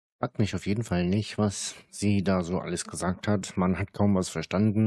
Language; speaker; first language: German; native; German